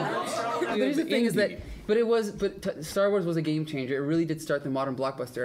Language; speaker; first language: English; native; English